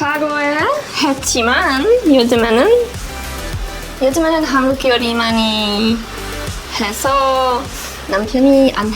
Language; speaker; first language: Korean; non-native, learner; Hungarian